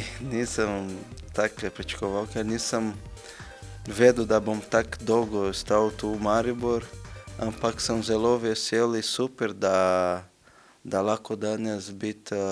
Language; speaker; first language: Slovenian; non-native, learner; Portuguese